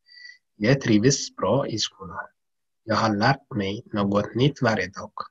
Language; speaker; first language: Swedish; non-native, learner; Tigrinya